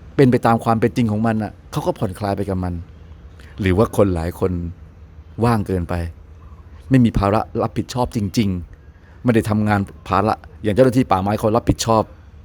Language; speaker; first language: Thai; native; Thai